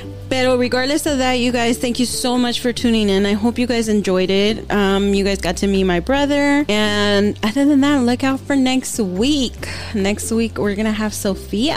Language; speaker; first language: English; early bilingual, other home language; Spanish